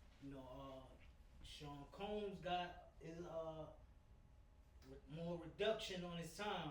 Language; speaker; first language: English; native; English